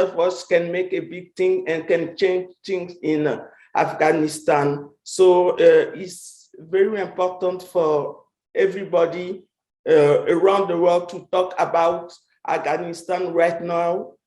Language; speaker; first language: English; non-native, fluent; French